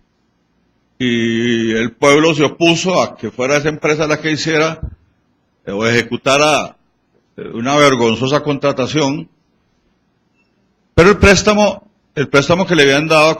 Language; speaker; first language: Spanish; native; Spanish